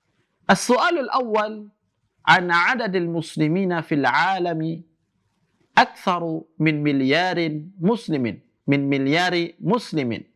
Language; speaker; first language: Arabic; non-native, fluent; Indonesian